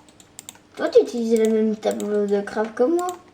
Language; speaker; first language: French; native; French